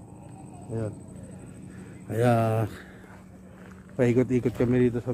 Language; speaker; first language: Filipino; native; Filipino